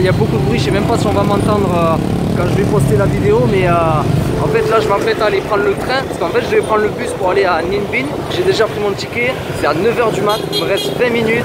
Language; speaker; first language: French; native; French